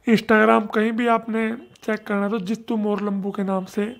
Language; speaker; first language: Hindi; native; Hindi